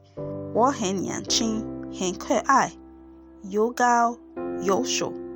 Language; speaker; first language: Chinese; non-native, fluent; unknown